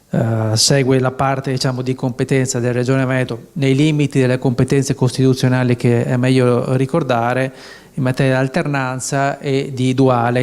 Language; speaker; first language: Italian; native; Italian